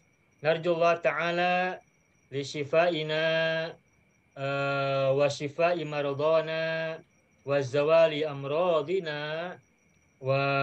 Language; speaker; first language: Arabic; non-native, fluent; Indonesian